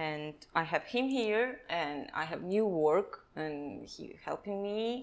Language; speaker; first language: English; non-native, learner; Kazakh